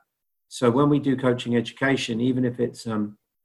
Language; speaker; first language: English; native; English